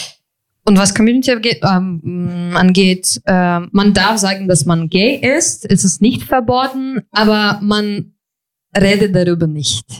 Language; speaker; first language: German; non-native, fluent; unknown